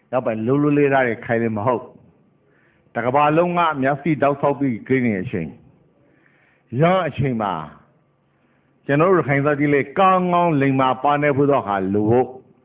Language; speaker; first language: Burmese; native; Burmese